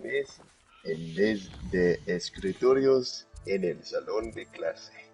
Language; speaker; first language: Spanish; non-native, learner; English